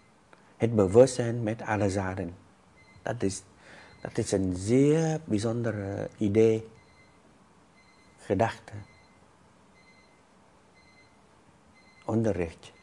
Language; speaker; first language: Dutch; non-native, fluent; Vietnamese